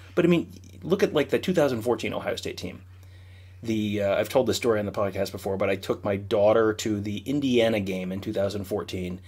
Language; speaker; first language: English; native; English